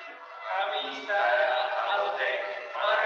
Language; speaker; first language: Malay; non-native, learner; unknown